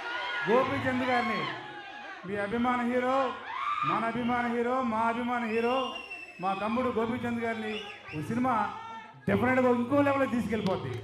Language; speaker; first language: Telugu; native; Telugu